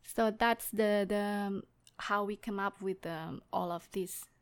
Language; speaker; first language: English; non-native, fluent; Indonesian